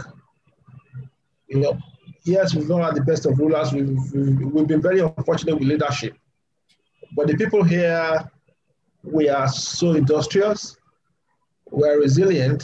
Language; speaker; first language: English; non-native, local second language; Yoruba